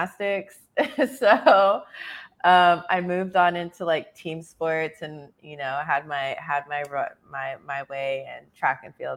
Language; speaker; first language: English; native; English